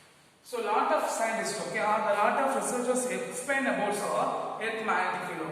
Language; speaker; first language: English; non-native, local second language; Tamil